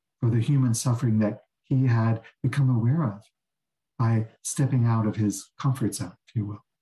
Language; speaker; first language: English; native; English